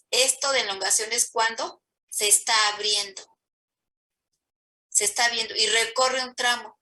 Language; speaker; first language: Spanish; native; Spanish